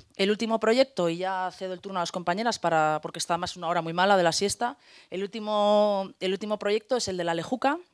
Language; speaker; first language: Spanish; native; Spanish